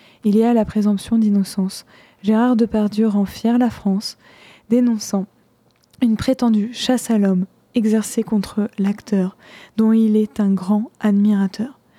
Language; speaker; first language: French; native; French